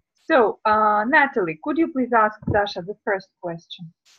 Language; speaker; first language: English; non-native, fluent; Russian